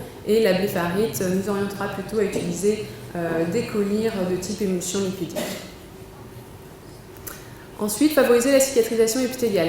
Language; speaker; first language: French; native; French